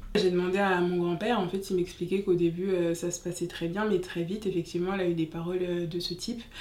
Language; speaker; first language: French; native; French